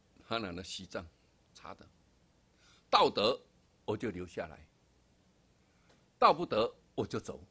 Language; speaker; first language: Chinese; native; Chinese